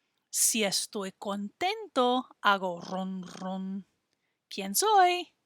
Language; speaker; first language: Spanish; non-native, fluent; English